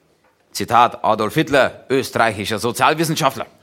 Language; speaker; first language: German; native; German